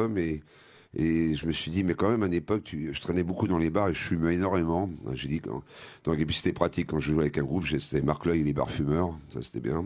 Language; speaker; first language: French; native; French